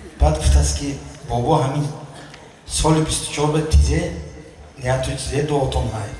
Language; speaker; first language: Tajik; native; Tajik